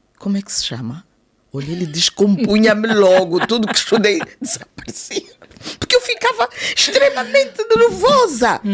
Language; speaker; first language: Portuguese; native; Portuguese